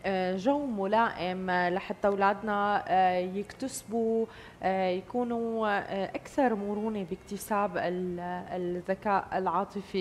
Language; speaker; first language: Arabic; native; Arabic